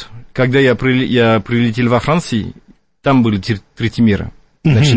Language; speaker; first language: Russian; non-native, fluent; French